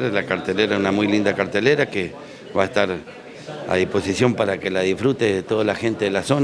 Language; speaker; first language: Spanish; native; Spanish